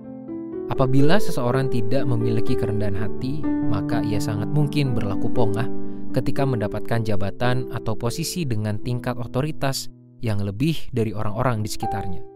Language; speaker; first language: Indonesian; native; Indonesian